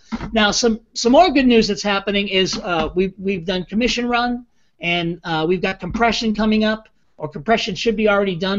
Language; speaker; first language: English; native; English